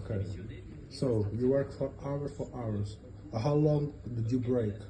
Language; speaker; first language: English; non-native, learner; Portuguese